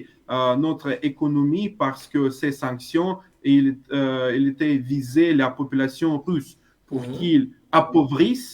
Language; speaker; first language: French; non-native, fluent; Russian